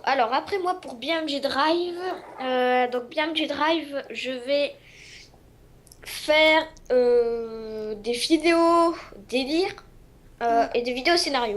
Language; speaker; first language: French; native; French